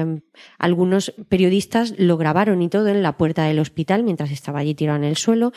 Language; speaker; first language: Spanish; native; Spanish